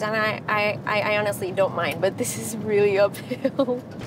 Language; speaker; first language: English; non-native, local second language; Spanish